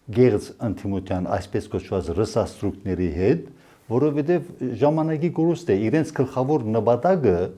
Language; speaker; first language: Armenian; early bilingual, heritage; Armenian